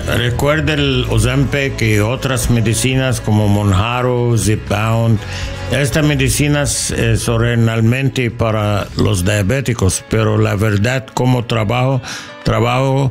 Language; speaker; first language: Spanish; non-native, learner; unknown